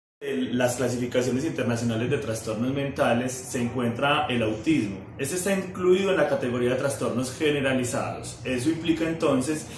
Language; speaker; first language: Spanish; native; Spanish